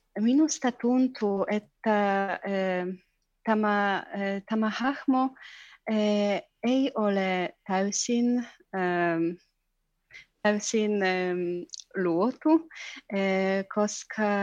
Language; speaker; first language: Finnish; non-native, fluent; Polish